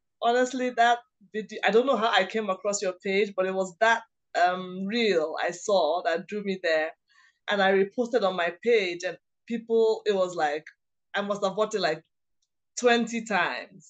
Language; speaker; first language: English; non-native, local second language; Igbo